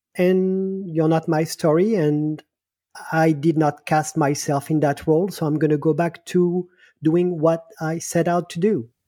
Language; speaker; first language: English; non-native, fluent; French